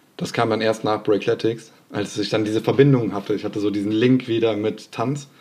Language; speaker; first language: German; native; German